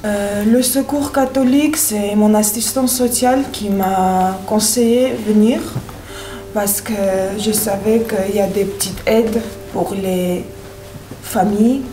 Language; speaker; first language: French; non-native, learner; Armenian